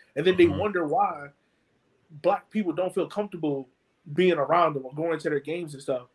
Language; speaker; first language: English; native; English